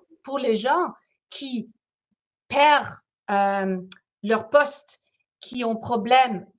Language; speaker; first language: French; non-native, fluent; German